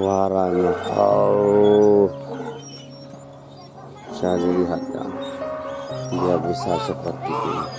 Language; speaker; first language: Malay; non-native, local second language; Javanese